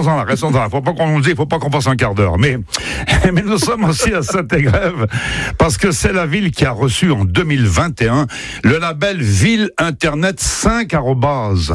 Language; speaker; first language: French; native; French